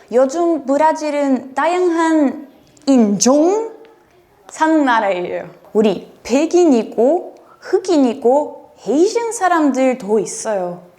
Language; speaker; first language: Korean; non-native, fluent; Portuguese